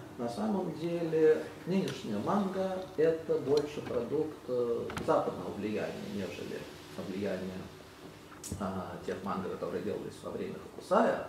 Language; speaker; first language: Russian; native; Russian